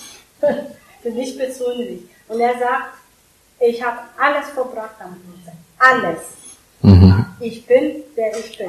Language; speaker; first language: German; non-native, learner; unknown